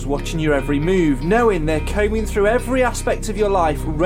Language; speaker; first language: English; native; English